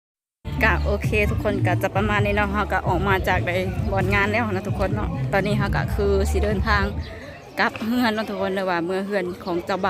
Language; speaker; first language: Thai; non-native, local second language; Lao